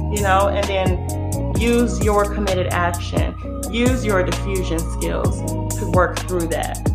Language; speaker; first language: English; non-native, fluent; Hebrew